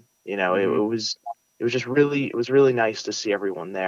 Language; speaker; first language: English; early bilingual, other home language; Russian